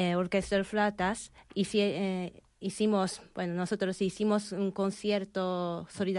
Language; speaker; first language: Spanish; non-native, fluent; Japanese